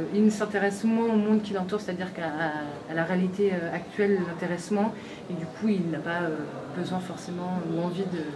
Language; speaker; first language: French; native; French